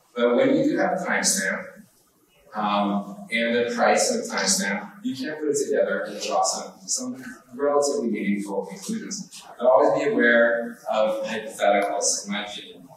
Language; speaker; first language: English; native; English